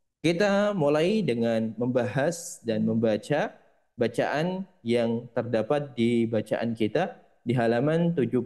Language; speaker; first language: Indonesian; native; Indonesian